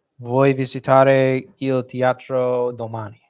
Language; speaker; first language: Italian; non-native, learner; English